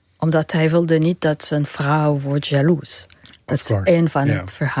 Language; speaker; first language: Dutch; non-native, fluent; Arabic